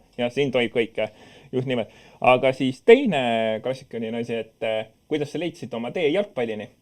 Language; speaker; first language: Estonian; native; Estonian